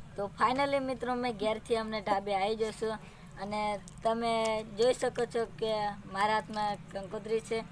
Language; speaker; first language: Gujarati; non-native, local second language; Rathawi